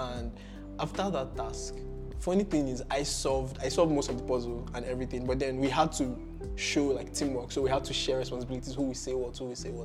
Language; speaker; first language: English; non-native, local second language; Igbo